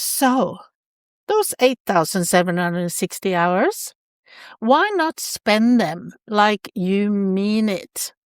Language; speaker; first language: English; non-native, fluent; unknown